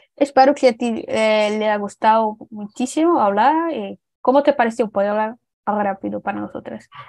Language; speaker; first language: Spanish; non-native, learner; Portuguese